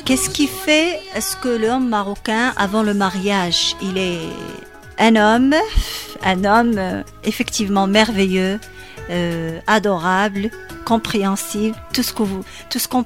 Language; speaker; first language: French; non-native, local second language; Arabic